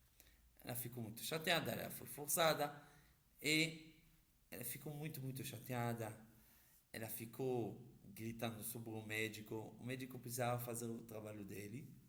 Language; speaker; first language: Portuguese; non-native, fluent; Hebrew